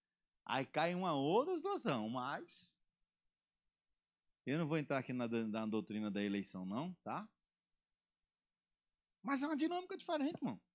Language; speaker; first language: Portuguese; native; Portuguese